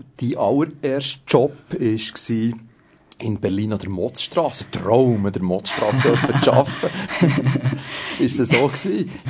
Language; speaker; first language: German; native; German